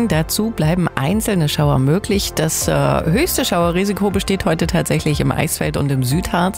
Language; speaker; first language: German; native; German